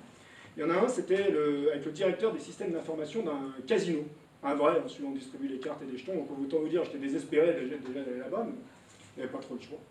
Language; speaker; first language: French; native; French